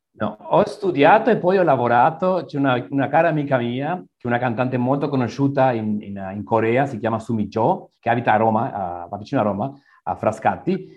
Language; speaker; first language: Italian; non-native, learner; Spanish